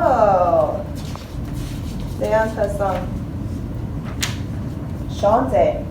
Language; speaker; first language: French; non-native, fluent; English